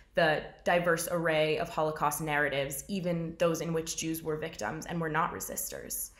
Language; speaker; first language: English; native; English